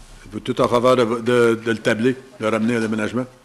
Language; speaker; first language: French; native; French